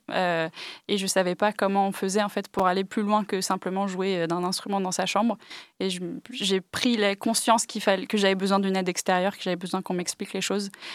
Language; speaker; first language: French; early bilingual, other home language; English